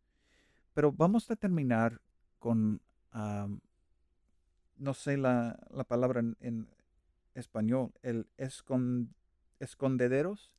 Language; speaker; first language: Spanish; non-native, learner; English